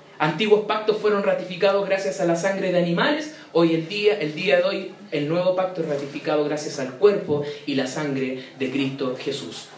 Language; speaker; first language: Spanish; native; Spanish